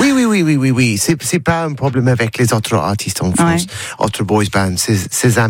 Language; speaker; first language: French; non-native, learner; English